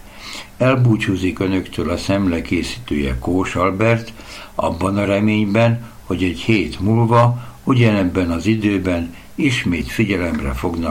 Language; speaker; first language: Hungarian; native; Hungarian